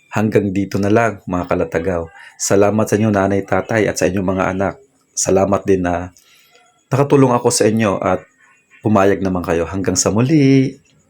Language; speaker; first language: Filipino; native; Filipino